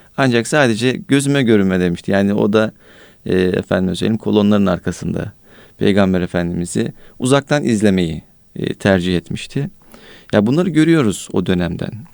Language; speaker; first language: Turkish; native; Turkish